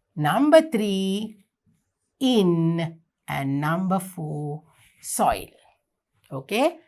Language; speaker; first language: English; non-native, local second language; Sinhala